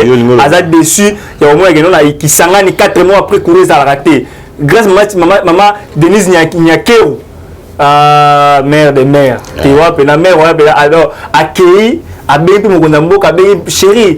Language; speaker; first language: French; non-native, local second language; Lingala